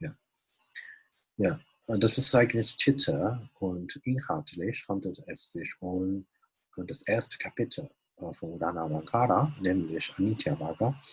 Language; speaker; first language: German; non-native, fluent; Chinese